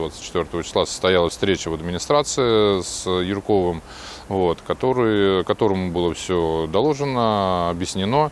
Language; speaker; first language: Russian; native; Russian